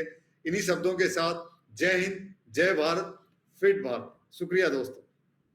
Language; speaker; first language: Hindi; native; Hindi